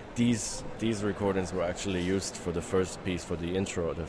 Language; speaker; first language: English; non-native, fluent; German